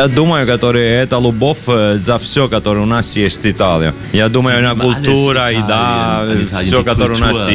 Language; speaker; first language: Russian; non-native, learner; Italian